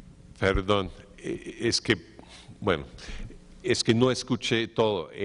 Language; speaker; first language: Spanish; non-native, fluent; English